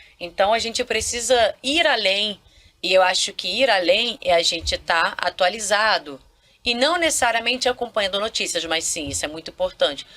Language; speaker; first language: Portuguese; non-native, local second language; Kabuverdianu